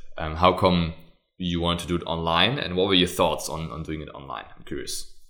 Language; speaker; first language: English; non-native, fluent; German